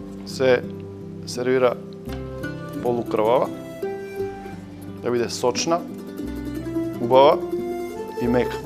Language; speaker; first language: Macedonian; native; Macedonian